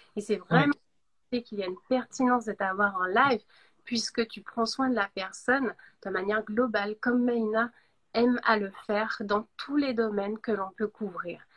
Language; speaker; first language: French; native; French